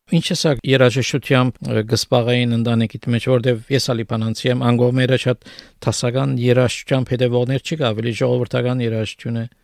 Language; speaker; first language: Armenian; native; Armenian